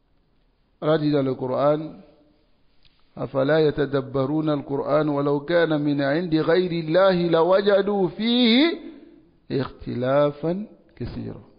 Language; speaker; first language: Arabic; non-native, fluent; Dyula